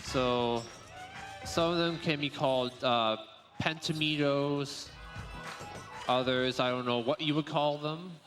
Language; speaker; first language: English; native; English